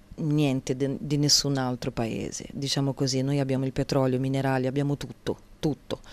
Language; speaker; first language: Italian; non-native, fluent; Portuguese